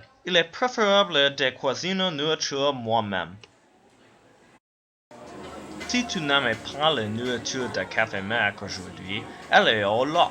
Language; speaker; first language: French; non-native, learner; English